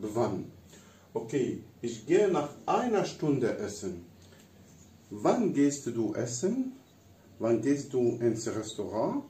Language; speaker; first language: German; non-native, fluent; Arabic